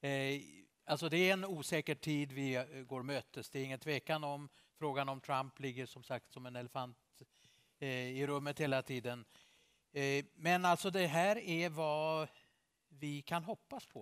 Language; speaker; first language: Swedish; native; Swedish